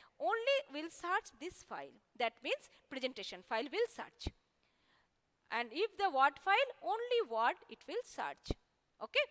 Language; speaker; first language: English; non-native, local second language; Bangla